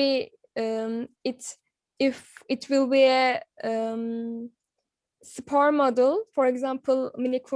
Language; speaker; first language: English; non-native, learner; Turkish